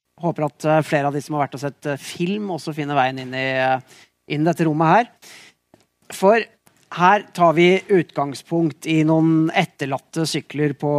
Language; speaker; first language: Norwegian; native; Norwegian